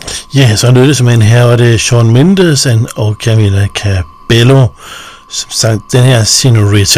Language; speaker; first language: Danish; native; Danish